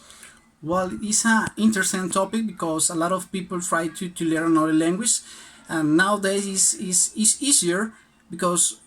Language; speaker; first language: English; non-native, learner; Spanish